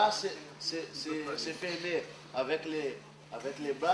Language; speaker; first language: French; non-native, learner; Portuguese